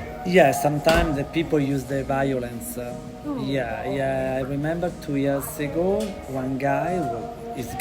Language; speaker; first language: English; non-native, learner; Italian